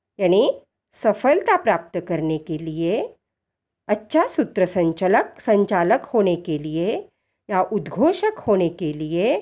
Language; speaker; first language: Hindi; non-native, local second language; Marathi